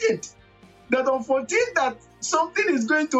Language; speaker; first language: English; non-native, local second language; Igbo